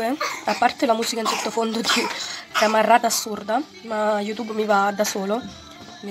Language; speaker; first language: Italian; native; Italian